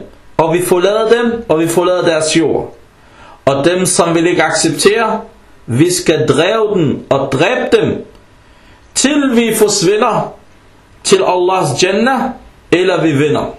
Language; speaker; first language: Danish; early bilingual, other home language; Arabic